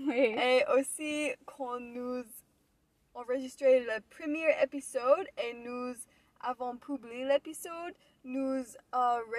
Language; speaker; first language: French; non-native, learner; English